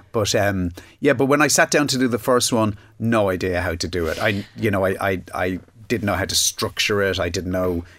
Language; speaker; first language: English; native; English